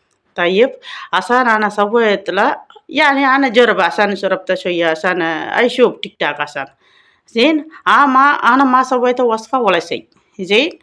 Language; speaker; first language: Arabic; non-native, learner; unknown